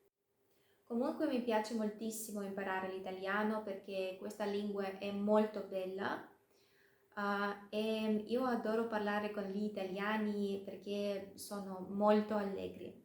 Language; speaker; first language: Italian; non-native, fluent; Russian